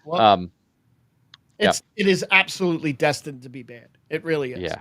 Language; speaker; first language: English; native; English